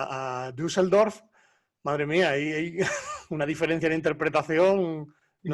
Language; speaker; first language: Spanish; native; Spanish